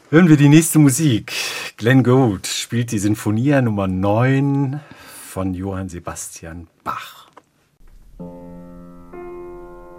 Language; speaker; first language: German; native; German